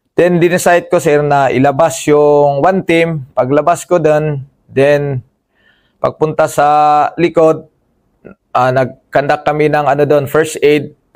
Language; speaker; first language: Filipino; non-native, local second language; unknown